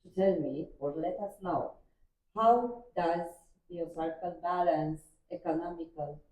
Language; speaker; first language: English; non-native, learner; Romanian